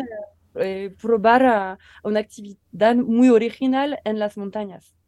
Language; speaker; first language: Spanish; non-native, learner; French